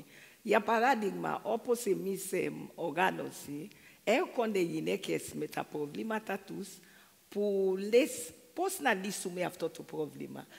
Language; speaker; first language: Greek; non-native, fluent; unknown